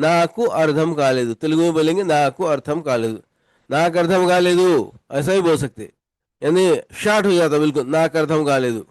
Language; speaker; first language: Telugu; non-native, local second language; Urdu